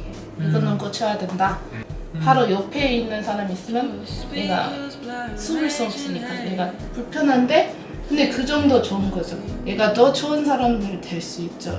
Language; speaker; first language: Korean; non-native, fluent; English